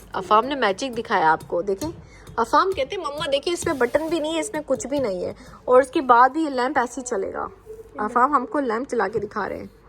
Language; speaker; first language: Urdu; native; Urdu